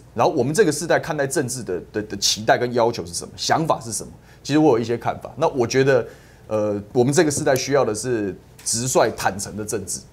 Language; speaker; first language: Chinese; native; Chinese